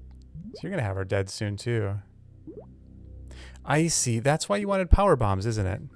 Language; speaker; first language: English; native; English